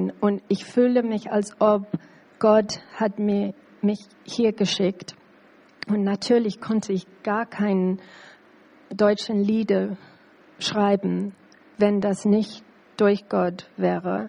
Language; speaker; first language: German; non-native, learner; English